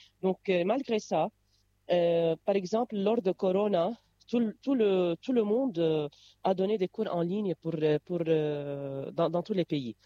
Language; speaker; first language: French; non-native, local second language; Arabic